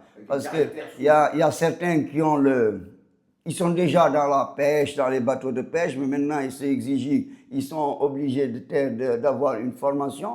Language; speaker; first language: French; non-native, fluent; Portuguese